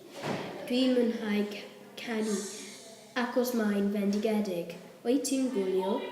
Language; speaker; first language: Welsh; non-native, learner; English